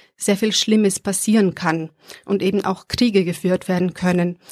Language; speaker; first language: German; early bilingual, other home language; Serbian